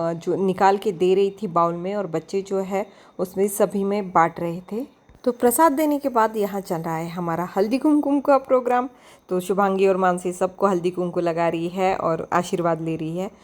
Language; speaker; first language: Hindi; non-native, local second language; Marathi